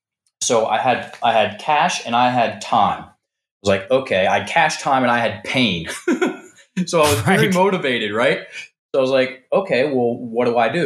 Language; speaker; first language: English; native; English